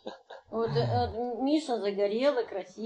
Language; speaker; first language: Russian; native; Russian